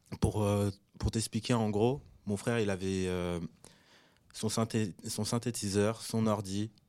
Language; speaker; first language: French; early bilingual, other home language; Arabic